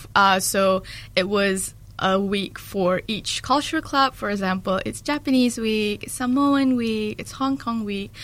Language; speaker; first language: English; early bilingual, other home language; Malay